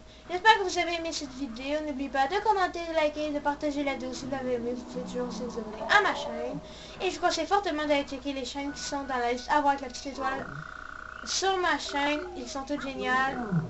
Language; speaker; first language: French; native; French